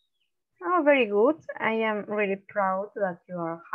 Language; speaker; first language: English; non-native, learner; Spanish